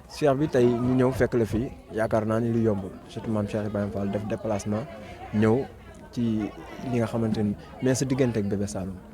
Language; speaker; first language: Wolof; native; Wolof